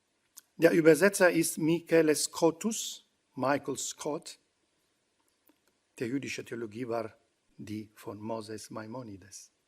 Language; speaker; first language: German; non-native, fluent; Italian